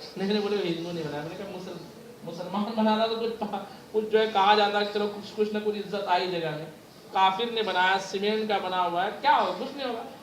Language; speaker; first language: Urdu; native; Urdu